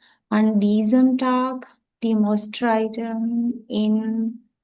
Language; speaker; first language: German; non-native, learner; Sinhala